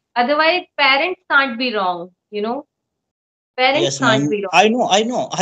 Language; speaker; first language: English; non-native, local second language; Hindi